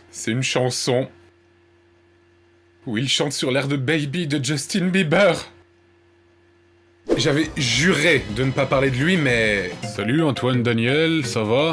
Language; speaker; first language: French; native; French